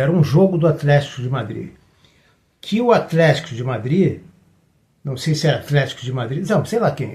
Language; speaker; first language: Portuguese; native; Portuguese